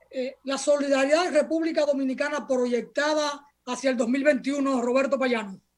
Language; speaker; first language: Spanish; native; Spanish